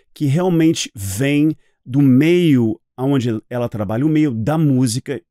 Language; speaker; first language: Portuguese; non-native, fluent; English